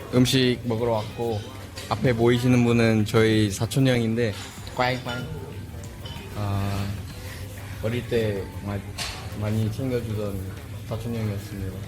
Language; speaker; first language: Korean; early bilingual, other home language; Vietnamese